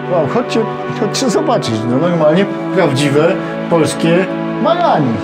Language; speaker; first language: Polish; native; Polish